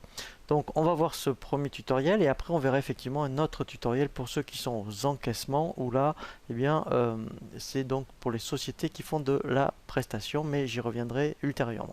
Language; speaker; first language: French; native; French